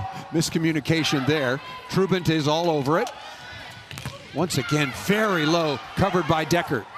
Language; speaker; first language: English; native; English